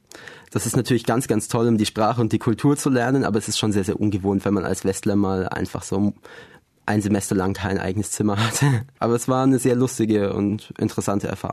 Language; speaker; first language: German; native; German